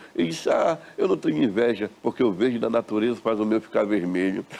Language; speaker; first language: Portuguese; native; Portuguese